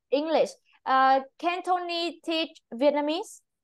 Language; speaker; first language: English; non-native, fluent; Vietnamese